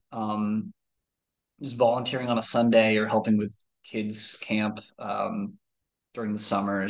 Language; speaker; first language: English; native; English